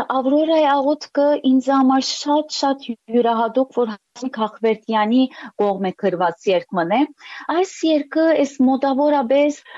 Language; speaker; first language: Armenian; early bilingual, heritage; Armenian